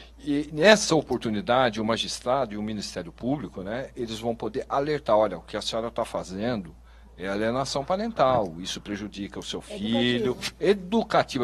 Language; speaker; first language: Portuguese; native; Portuguese